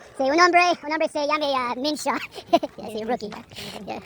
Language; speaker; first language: Spanish; non-native, learner; English